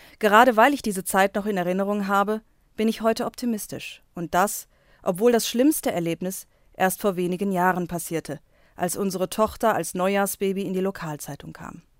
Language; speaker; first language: German; native; German